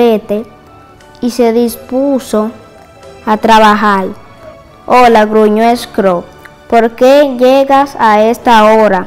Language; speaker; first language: Spanish; native; Spanish